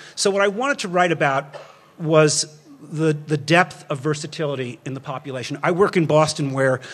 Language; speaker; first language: English; native; English